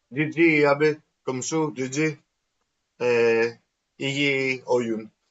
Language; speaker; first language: Turkish; non-native, learner; Greek